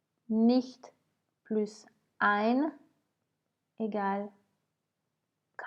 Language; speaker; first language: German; non-native, fluent; French